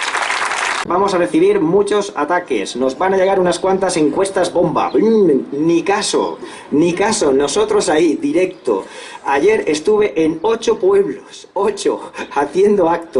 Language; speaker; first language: Spanish; non-native, local second language; Catalan